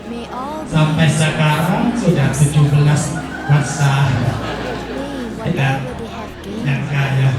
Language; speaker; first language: Indonesian; non-native, learner; Thai